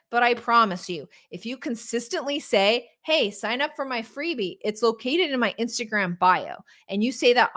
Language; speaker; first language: English; native; English